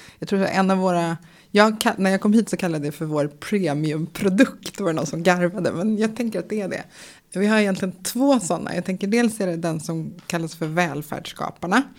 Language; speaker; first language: Swedish; native; Swedish